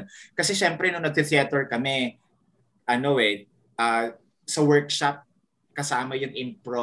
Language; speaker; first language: Filipino; native; Filipino